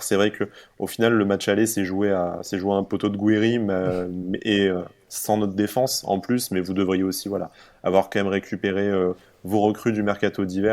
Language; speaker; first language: French; native; French